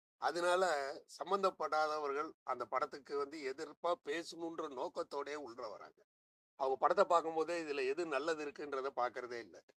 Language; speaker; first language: Tamil; native; Tamil